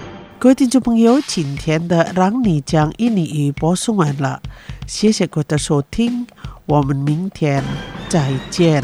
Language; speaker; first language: Chinese; non-native, fluent; Indonesian